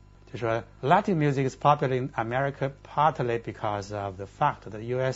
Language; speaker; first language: English; non-native, fluent; Chinese